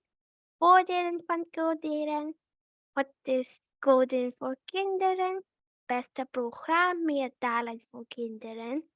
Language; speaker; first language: Dutch; early bilingual, other home language; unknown